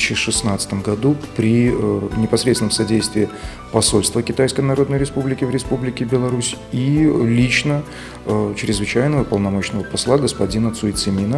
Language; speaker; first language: Russian; native; Russian